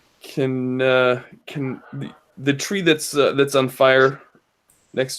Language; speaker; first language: English; native; English